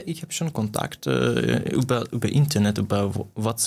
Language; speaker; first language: German; non-native, fluent; Persian